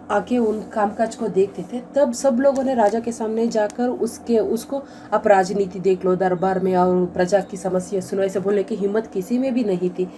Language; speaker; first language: Hindi; non-native, local second language; Kannada